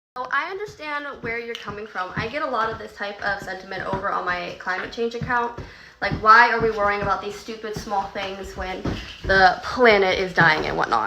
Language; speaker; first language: English; native; English